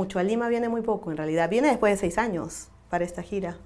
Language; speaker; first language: Spanish; native; Spanish